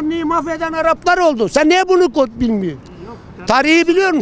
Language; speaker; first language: Turkish; native; Turkish